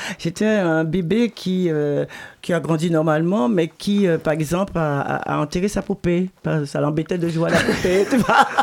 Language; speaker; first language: French; native; French